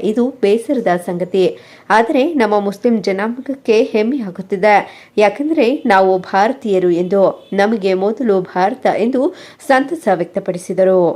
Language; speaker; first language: Kannada; native; Kannada